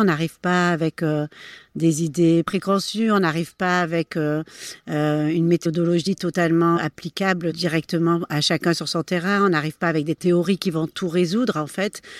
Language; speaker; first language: French; native; French